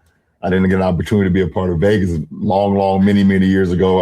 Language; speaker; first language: English; native; English